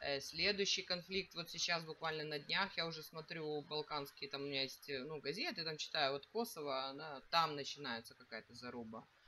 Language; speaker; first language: Russian; native; Russian